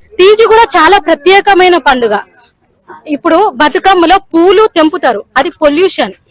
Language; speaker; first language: Telugu; non-native, local second language; Lambadi